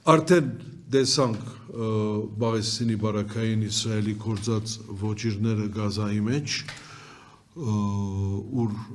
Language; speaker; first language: Armenian; early bilingual, heritage; Armenian